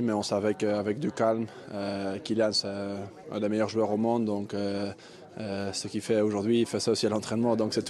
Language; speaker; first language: French; non-native, fluent; Dutch